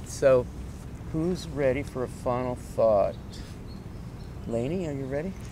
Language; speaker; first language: English; native; English